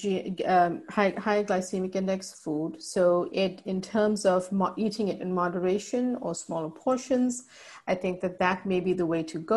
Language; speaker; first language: English; native; English